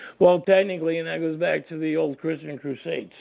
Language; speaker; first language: English; native; English